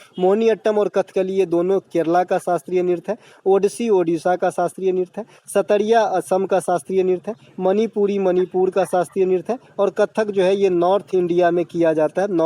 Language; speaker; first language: Hindi; native; Hindi